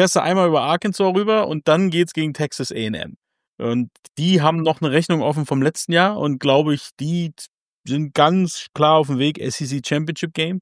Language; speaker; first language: German; native; German